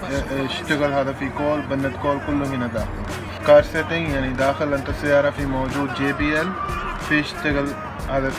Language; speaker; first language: Arabic; non-native, learner; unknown